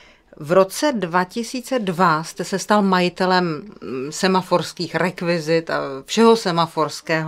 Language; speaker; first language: Czech; native; Czech